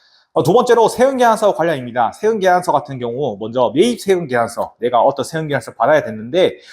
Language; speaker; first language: Korean; native; Korean